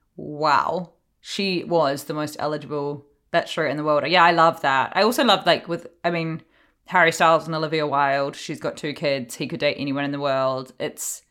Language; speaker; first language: English; native; English